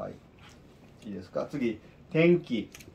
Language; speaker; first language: Japanese; non-native, learner; Korean